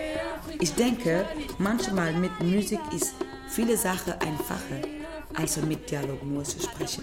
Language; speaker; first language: German; non-native, learner; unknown